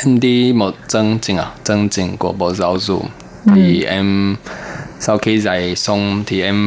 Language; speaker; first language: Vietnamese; non-native, learner; Chinese